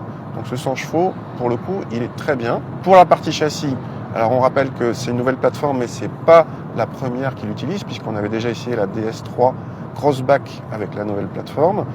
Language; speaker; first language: French; native; French